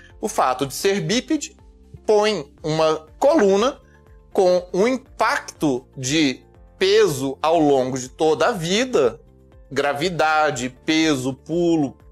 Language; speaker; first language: Portuguese; native; Portuguese